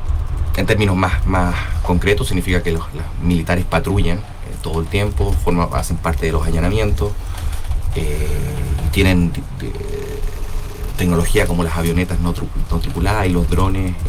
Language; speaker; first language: Spanish; native; Spanish